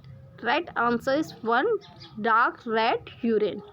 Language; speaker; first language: English; non-native, local second language; Hindi